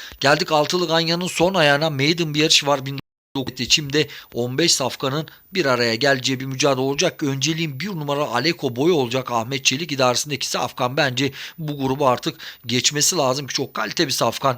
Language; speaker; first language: Turkish; native; Turkish